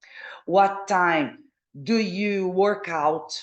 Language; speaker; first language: English; non-native, fluent; Portuguese